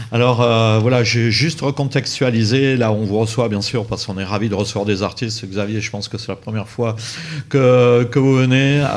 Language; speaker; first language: French; native; French